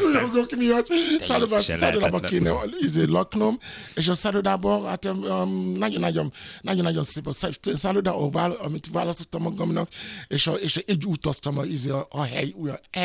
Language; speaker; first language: Hungarian; non-native, learner; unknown